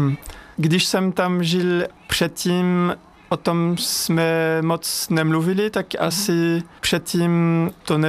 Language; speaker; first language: Czech; non-native, learner; French